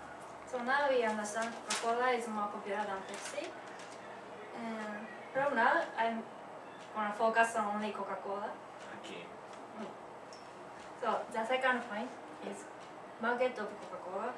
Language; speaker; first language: English; non-native, learner; Japanese